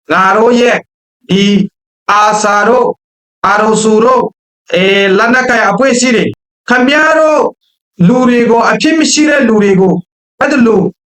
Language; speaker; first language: Burmese; non-native, local second language; Rohingya